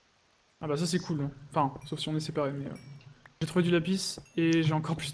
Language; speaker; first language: French; native; French